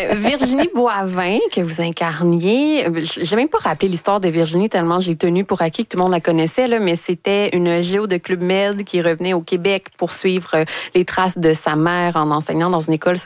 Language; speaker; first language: French; native; French